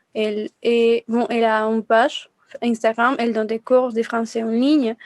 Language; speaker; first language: French; non-native, fluent; Spanish